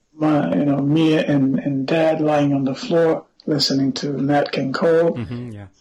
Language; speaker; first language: English; non-native, fluent; Portuguese